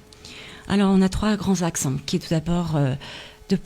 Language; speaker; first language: French; native; French